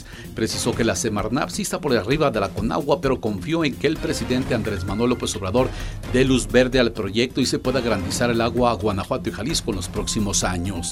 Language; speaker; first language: Spanish; native; Spanish